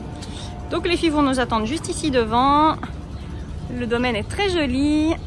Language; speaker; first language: French; native; French